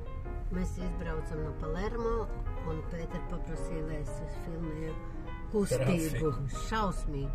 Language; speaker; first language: Latvian; non-native, local second language; Russian